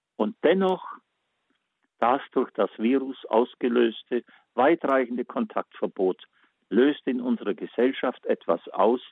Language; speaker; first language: German; native; German